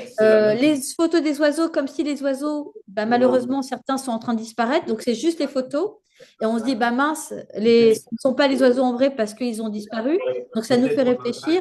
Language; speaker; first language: French; native; French